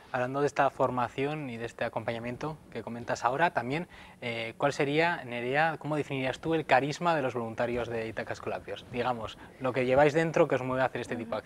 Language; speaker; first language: Spanish; native; Spanish